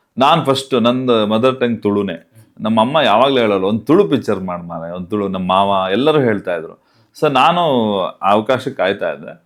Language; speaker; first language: Kannada; non-native, local second language; Tulu